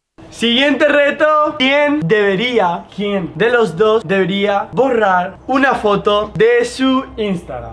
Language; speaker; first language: Spanish; native; Spanish